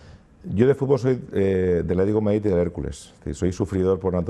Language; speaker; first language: Spanish; native; Spanish